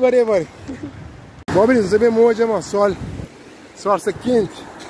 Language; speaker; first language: Portuguese; non-native, local second language; Kabuverdianu